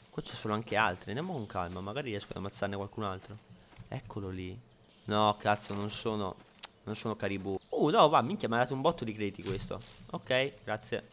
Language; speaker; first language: Italian; native; Italian